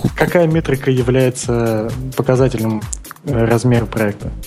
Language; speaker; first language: Russian; native; Russian